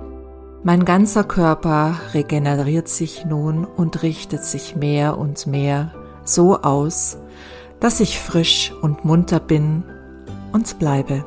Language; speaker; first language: German; native; German